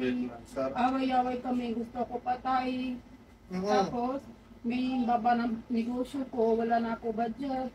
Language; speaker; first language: Filipino; non-native, learner; Punjabi